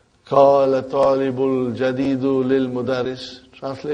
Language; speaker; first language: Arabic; non-native, fluent; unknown